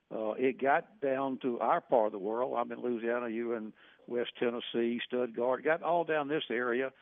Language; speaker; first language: English; native; English